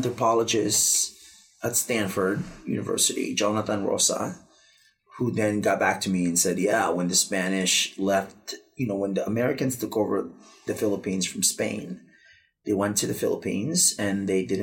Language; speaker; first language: English; non-native, local second language; Filipino